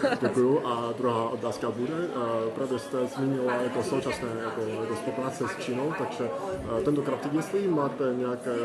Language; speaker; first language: Czech; non-native, fluent; Chinese